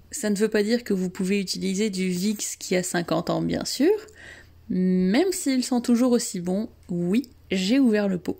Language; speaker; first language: French; native; French